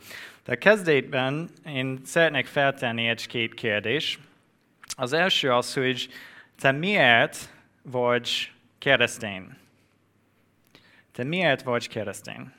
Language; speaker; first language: Hungarian; non-native, fluent; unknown